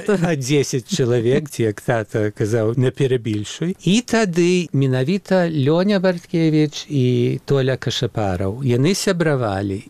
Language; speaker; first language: Belarusian; early bilingual, heritage; Belarusian